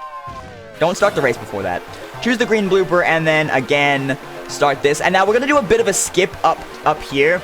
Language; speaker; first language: English; native; English